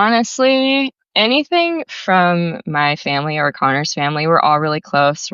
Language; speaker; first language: English; native; English